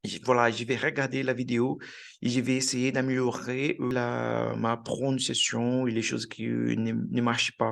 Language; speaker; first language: French; non-native, learner; Portuguese